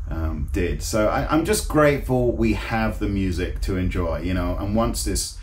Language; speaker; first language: English; native; English